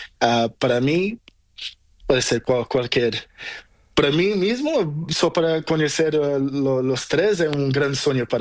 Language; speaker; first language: Spanish; non-native, learner; Portuguese